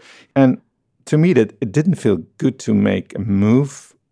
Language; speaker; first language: English; non-native, fluent; Dutch